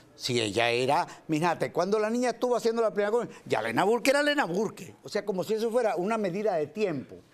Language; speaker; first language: Spanish; native; Spanish